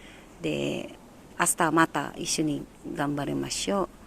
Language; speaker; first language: Japanese; non-native, learner; Filipino